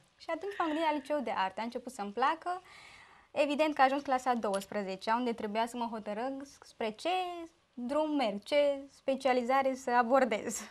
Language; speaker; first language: Romanian; native; Romanian